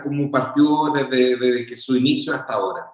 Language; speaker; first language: Spanish; native; Spanish